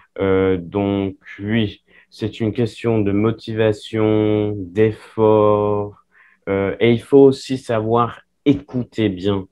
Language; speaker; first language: French; non-native, fluent; English